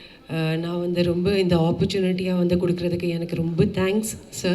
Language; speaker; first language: Tamil; non-native, fluent; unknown